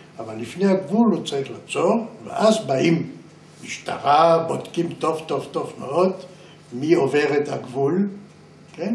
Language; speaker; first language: Hebrew; non-native, fluent; German